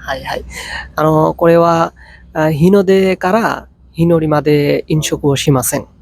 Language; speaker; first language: Japanese; non-native, learner; Bangla